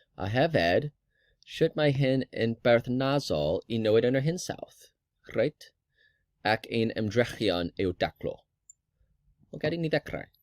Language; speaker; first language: Welsh; non-native, learner; English